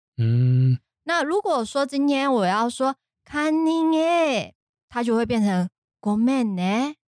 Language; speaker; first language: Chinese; non-native, fluent; Japanese